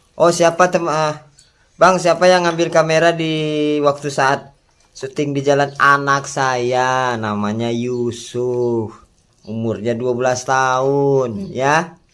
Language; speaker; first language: Indonesian; non-native, local second language; Minangkabau